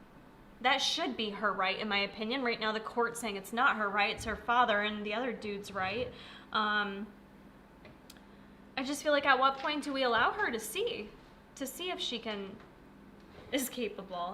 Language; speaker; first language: English; native; English